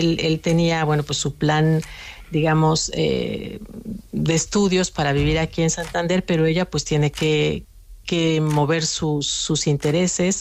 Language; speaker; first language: Spanish; native; Spanish